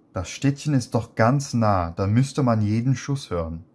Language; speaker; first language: German; non-native, fluent; English